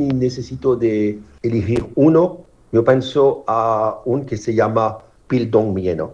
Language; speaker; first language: Spanish; non-native, fluent; French